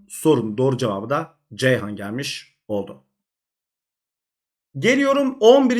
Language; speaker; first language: Turkish; native; Turkish